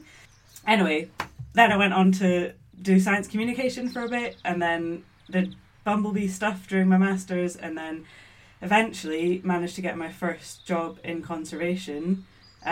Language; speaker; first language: English; native; English